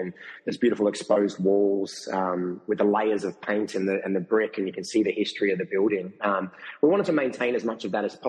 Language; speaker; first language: English; native; English